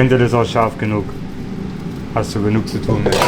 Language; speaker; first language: German; native; German